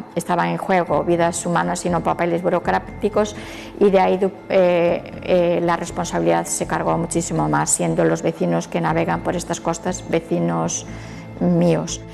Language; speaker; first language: Spanish; native; Spanish